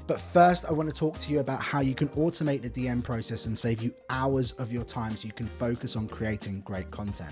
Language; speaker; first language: English; native; English